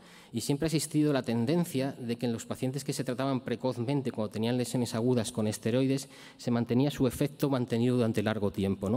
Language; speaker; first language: Spanish; native; Spanish